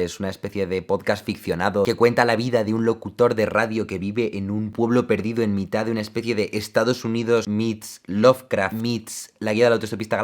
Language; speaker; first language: Spanish; native; Spanish